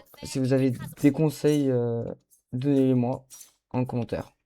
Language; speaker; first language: French; native; French